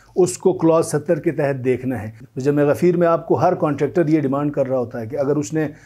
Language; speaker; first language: Urdu; native; Urdu